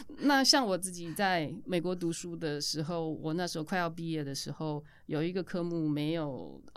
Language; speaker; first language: Chinese; native; Chinese